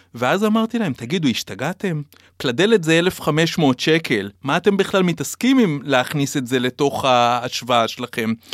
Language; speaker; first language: Hebrew; native; Hebrew